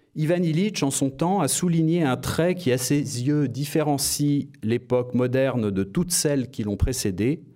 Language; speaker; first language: French; native; French